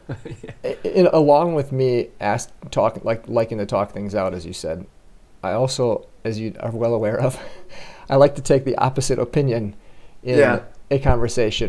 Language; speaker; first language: English; native; English